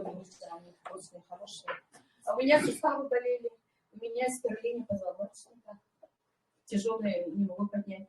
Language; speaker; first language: Russian; non-native, local second language; Yakut